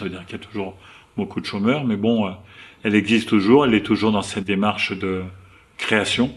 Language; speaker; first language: French; native; French